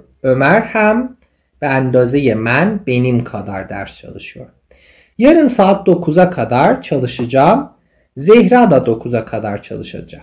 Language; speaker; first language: Turkish; non-native, fluent; Persian